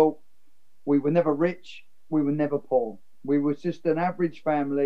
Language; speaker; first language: English; native; English